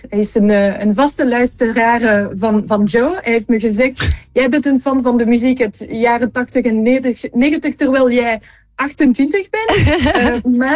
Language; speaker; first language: Dutch; non-native, local second language; French